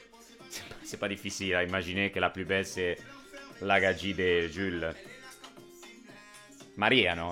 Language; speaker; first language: French; non-native, fluent; Italian